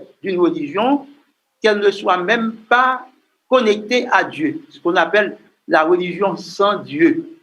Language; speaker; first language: French; non-native, local second language; Haitian Creole